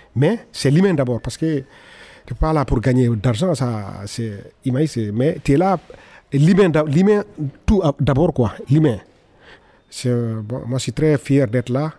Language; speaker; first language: French; non-native, local second language; Fula